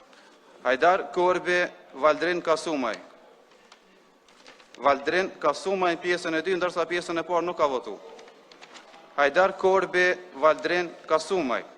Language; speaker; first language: Albanian; native; Albanian